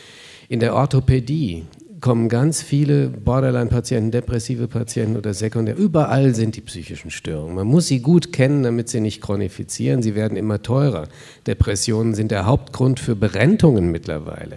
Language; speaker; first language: German; native; German